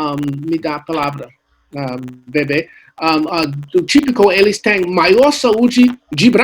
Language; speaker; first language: Portuguese; non-native, learner; English